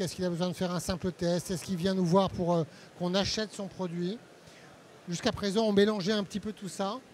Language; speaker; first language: French; native; French